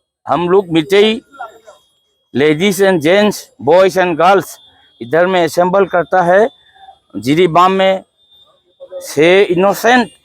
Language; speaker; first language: Hindi; non-native, local second language; Manipuri